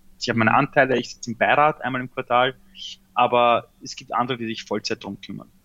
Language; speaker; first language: German; early bilingual, other home language; Persian